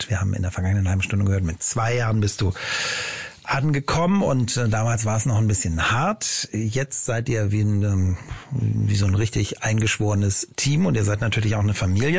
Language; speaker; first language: German; native; German